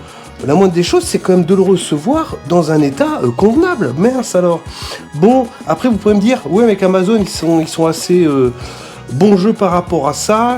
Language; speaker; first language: French; native; French